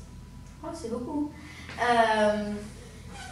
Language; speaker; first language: French; early bilingual, heritage; French